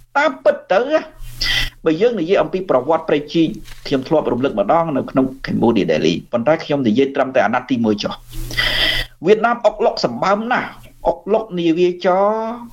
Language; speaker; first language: Khmer; native; Khmer